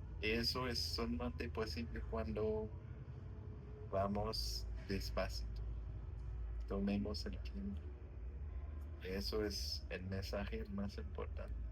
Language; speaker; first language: Spanish; non-native, learner; French